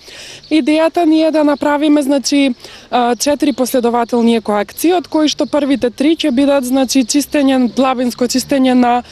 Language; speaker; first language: Macedonian; native; Macedonian